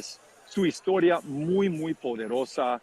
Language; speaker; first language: Spanish; non-native, fluent; English